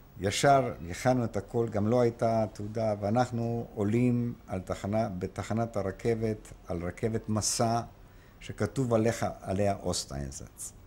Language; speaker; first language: Hebrew; non-native, fluent; Polish